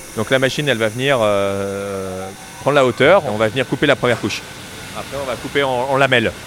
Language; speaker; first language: French; native; French